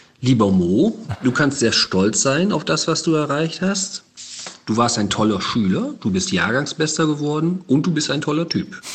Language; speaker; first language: German; native; German